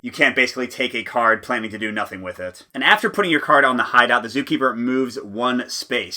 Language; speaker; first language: English; native; English